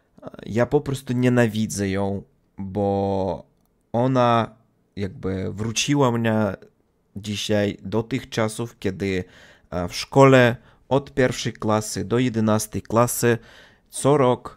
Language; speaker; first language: Polish; non-native, learner; Russian